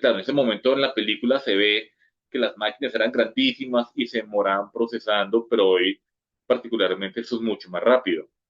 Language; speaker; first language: Spanish; native; Spanish